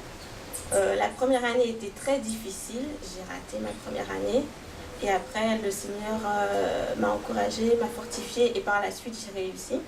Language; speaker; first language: French; native; French